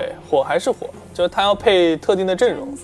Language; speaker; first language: Chinese; native; Chinese